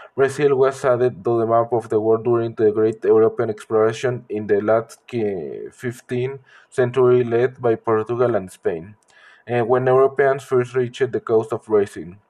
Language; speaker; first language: English; non-native, learner; Spanish